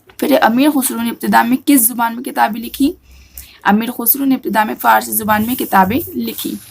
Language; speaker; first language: Urdu; native; Urdu